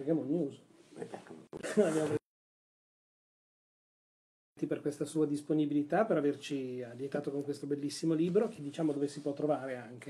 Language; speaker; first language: Italian; native; Italian